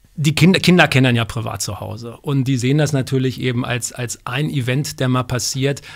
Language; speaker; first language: German; native; German